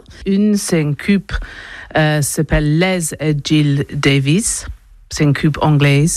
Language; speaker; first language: French; non-native, learner; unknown